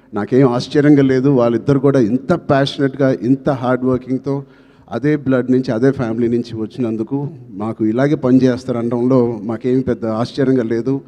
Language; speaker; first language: Telugu; native; Telugu